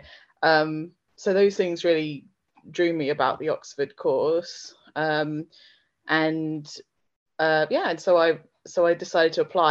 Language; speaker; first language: English; native; English